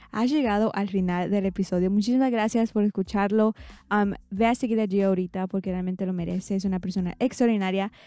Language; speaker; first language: Spanish; early bilingual, heritage; Spanish